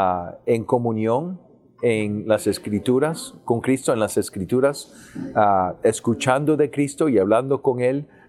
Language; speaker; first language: Spanish; early bilingual, heritage; English